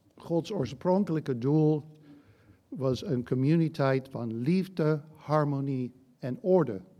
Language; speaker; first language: Dutch; non-native, fluent; English